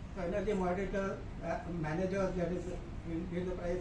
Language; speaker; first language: English; non-native, local second language; Marathi